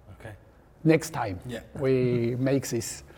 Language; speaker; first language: English; non-native, learner; French